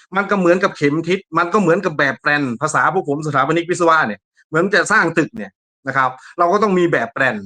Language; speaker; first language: Thai; native; Thai